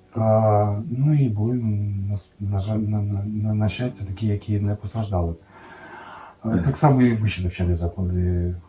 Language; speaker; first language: Ukrainian; non-native, local second language; Russian